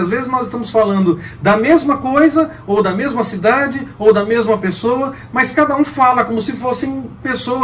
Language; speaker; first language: Portuguese; native; Portuguese